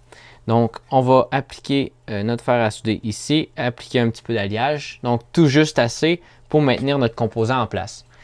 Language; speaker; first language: French; native; French